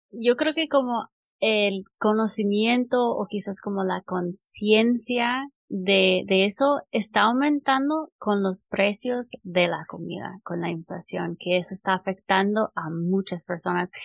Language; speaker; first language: Spanish; non-native, fluent; English